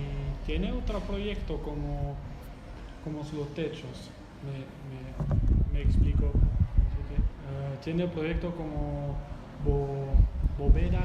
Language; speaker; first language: Spanish; non-native, learner; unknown